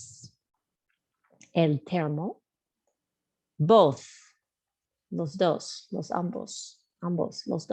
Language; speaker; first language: Spanish; non-native, fluent; English